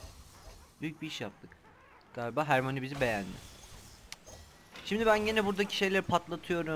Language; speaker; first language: Turkish; native; Turkish